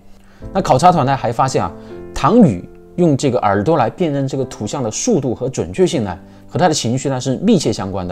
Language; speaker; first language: Chinese; native; Chinese